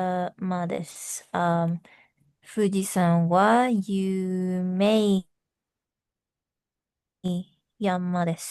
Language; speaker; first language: Japanese; non-native, learner; Indonesian